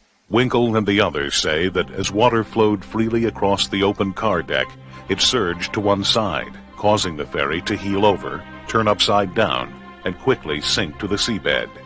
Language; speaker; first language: English; native; English